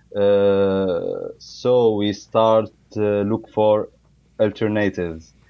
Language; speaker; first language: English; non-native, learner; Arabic